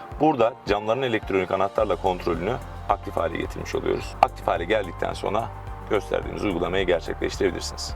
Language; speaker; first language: Turkish; native; Turkish